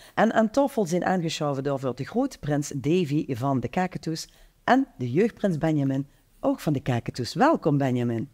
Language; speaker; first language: Dutch; native; Dutch